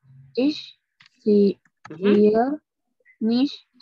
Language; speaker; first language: German; non-native, learner; Indonesian